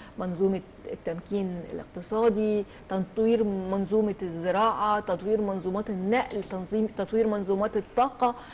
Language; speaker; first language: Arabic; native; Arabic